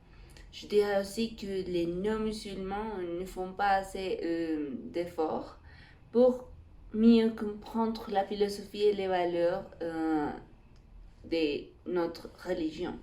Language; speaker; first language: French; non-native, fluent; Spanish